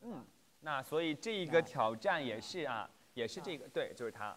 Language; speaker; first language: Chinese; native; Chinese